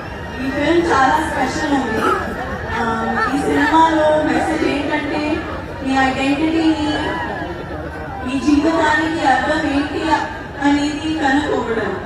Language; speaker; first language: Telugu; non-native, learner; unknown